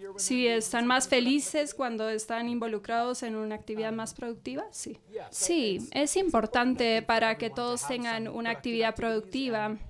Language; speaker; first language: Spanish; non-native, fluent; English